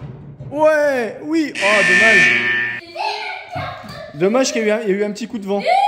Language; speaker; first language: French; native; French